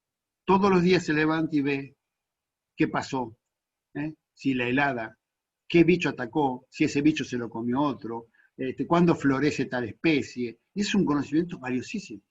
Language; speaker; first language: Spanish; native; Spanish